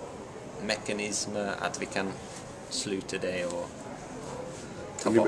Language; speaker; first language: Swedish; non-native, learner; English